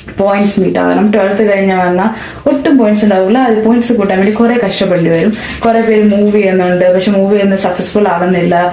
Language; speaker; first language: Malayalam; non-native, local second language; English